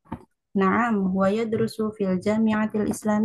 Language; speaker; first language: Arabic; non-native, learner; Indonesian